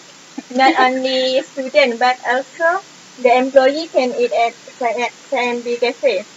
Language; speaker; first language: English; non-native, local second language; Malay